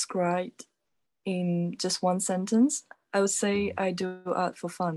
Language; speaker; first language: English; non-native, local second language; Chinese